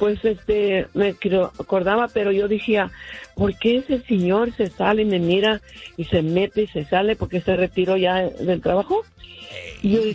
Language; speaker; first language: Spanish; early bilingual, heritage; Spanish